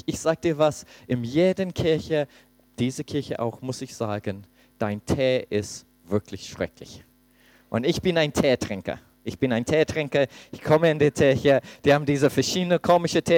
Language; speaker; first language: German; non-native, fluent; English